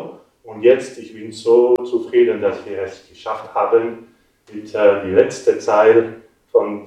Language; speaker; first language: German; non-native, local second language; Italian